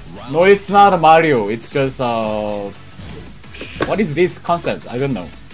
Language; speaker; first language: English; non-native, learner; Korean